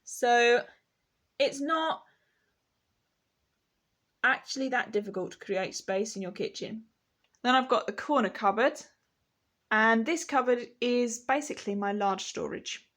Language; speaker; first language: English; native; English